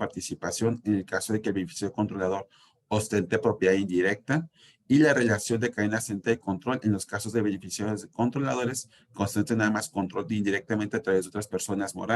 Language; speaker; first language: Spanish; native; Spanish